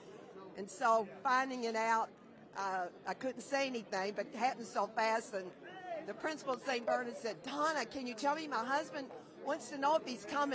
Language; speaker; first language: English; native; English